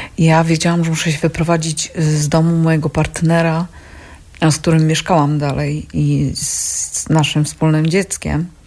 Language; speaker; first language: Polish; native; Polish